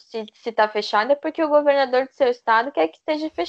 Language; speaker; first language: Portuguese; native; Portuguese